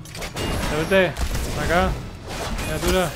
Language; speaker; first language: Spanish; native; Spanish